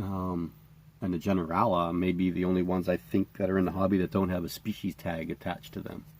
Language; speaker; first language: English; native; English